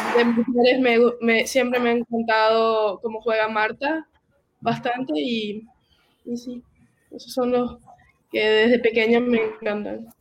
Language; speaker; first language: Spanish; early bilingual, heritage; Spanish